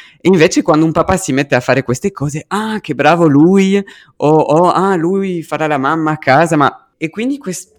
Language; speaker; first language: Italian; early bilingual, heritage; French